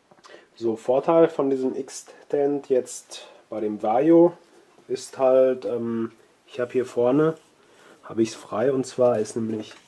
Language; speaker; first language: German; native; German